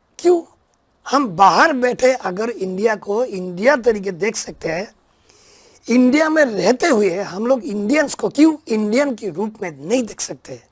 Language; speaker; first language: Hindi; non-native, local second language; Bangla